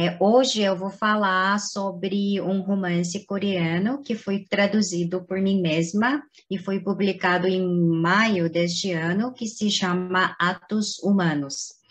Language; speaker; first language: Portuguese; non-native, fluent; Korean